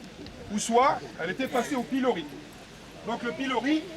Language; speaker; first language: French; native; French